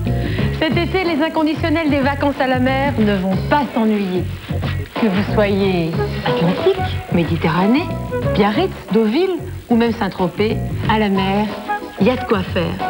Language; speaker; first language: French; native; French